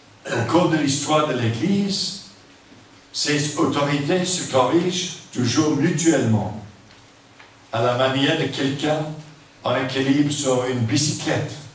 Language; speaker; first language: French; non-native, fluent; English